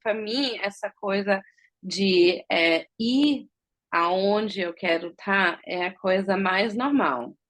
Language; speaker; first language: Portuguese; early bilingual, heritage; Portuguese